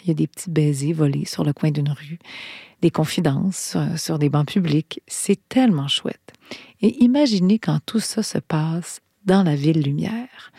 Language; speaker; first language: French; native; French